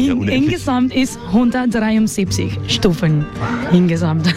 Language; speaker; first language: German; non-native, learner; Spanish